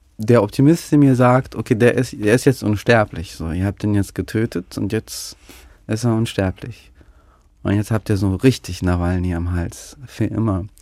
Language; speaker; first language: German; early bilingual, other home language; Russian